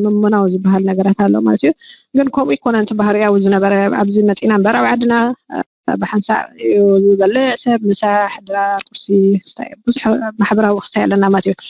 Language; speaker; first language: Tigrinya; native; Tigrinya